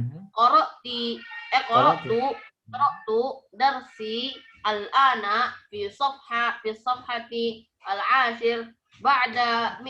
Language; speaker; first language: Arabic; non-native, learner; Indonesian